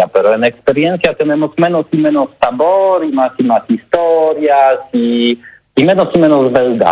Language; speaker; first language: Spanish; non-native, learner; Polish